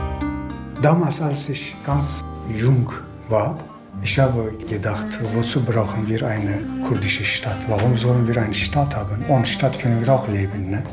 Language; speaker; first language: German; non-native, learner; Kurdish